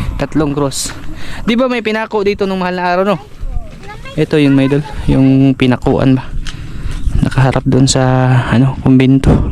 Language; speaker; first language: Filipino; non-native, local second language; Cebuano